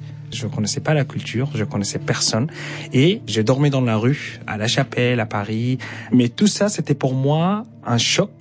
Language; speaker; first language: French; non-native, fluent; Arabic